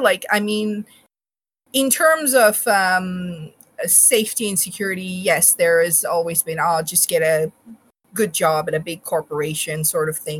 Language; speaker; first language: English; non-native, local second language; Bangla